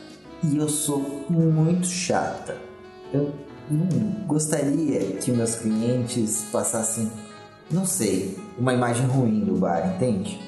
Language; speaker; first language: Portuguese; native; Portuguese